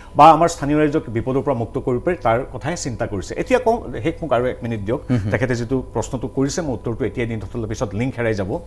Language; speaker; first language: Assamese; native; Assamese